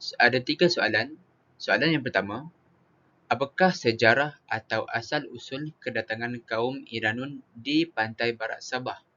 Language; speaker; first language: Malay; native; Malay